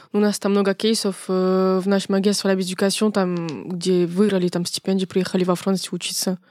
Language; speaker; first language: Russian; non-native, fluent; French